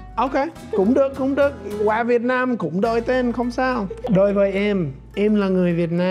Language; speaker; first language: Vietnamese; non-native, learner; English